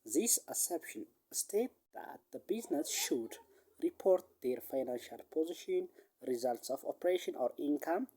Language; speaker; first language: English; non-native, local second language; Amharic